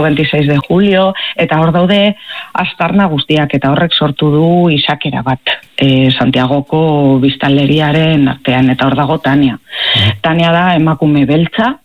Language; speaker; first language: Basque; native; Basque